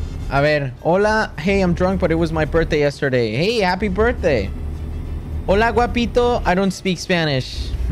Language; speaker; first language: English; early bilingual, other home language; Spanish